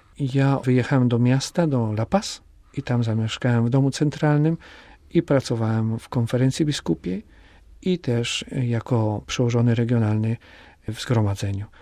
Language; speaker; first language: Polish; native; Polish